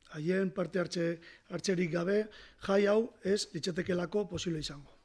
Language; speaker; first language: Basque; native; Basque